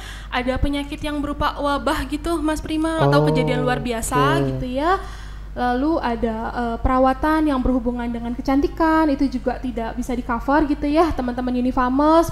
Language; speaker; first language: Indonesian; native; Indonesian